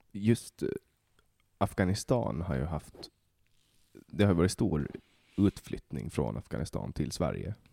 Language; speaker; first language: Swedish; native; Swedish